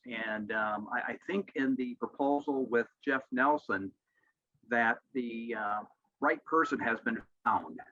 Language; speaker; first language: English; native; English